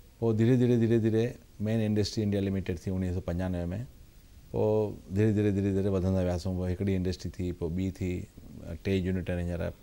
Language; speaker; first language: Sindhi; early bilingual, heritage; Sindhi